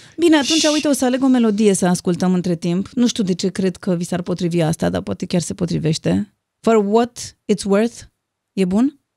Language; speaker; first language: Romanian; native; Romanian